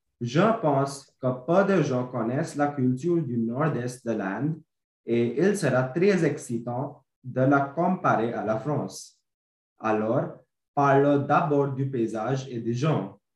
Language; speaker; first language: French; non-native, learner; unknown